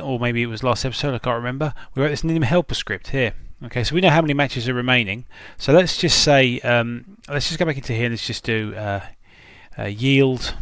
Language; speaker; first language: English; native; English